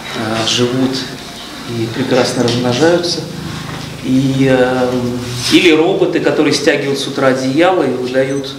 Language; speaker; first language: Russian; native; Russian